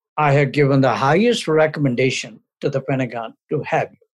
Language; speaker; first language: English; non-native, local second language; Punjabi